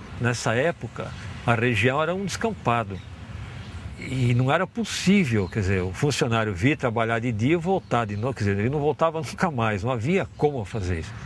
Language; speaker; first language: Portuguese; native; Portuguese